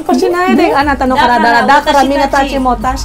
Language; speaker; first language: Japanese; non-native, learner; Filipino